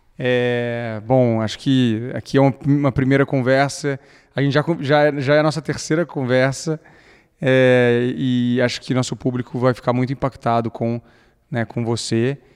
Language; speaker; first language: Portuguese; native; Portuguese